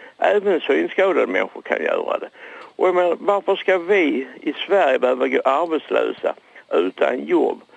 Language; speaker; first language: Swedish; native; Swedish